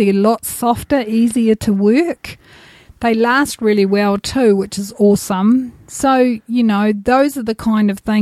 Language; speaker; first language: English; native; English